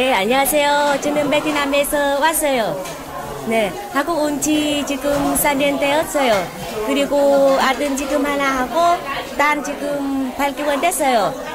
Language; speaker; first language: Korean; non-native, learner; Vietnamese